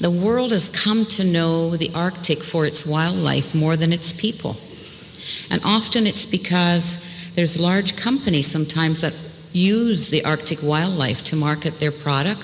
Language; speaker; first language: English; early bilingual, other home language; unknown